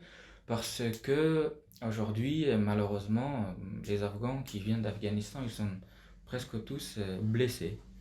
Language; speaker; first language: French; non-native, fluent; Persian